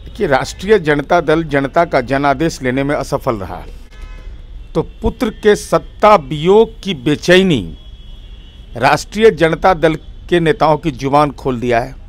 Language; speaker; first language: Hindi; native; Hindi